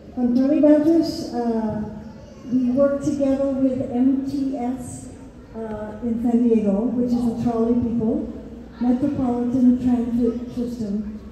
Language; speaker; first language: English; native; English